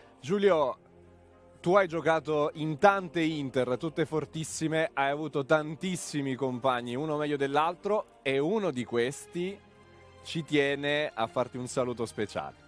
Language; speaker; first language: Italian; native; Italian